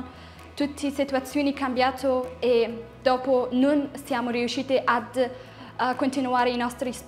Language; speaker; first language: Italian; non-native, learner; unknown